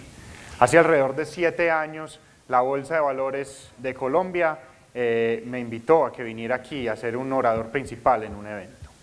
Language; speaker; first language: Spanish; native; Spanish